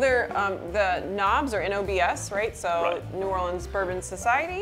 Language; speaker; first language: English; native; English